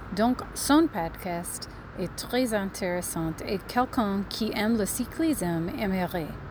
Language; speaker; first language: French; non-native, learner; English